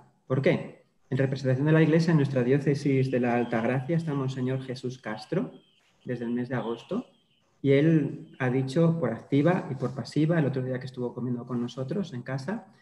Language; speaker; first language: Spanish; native; Spanish